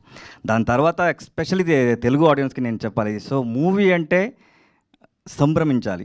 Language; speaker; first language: Telugu; non-native, learner; Kannada